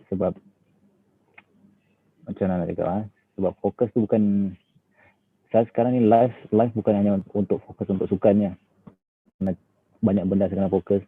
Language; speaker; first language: Malay; non-native, local second language; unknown